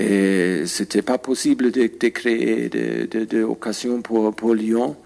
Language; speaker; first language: French; non-native, fluent; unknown